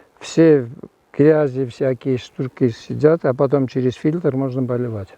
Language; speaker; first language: Russian; non-native, local second language; Armenian